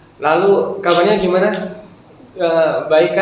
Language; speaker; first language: Indonesian; native; Indonesian